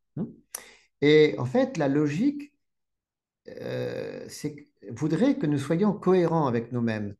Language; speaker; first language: French; native; French